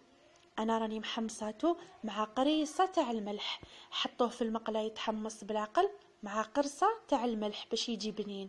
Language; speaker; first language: Arabic; native; Arabic